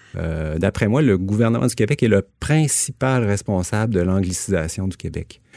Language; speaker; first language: French; native; French